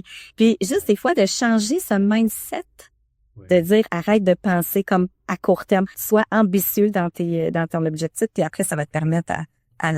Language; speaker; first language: French; native; French